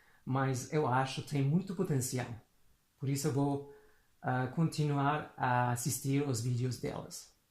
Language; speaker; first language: Portuguese; non-native, fluent; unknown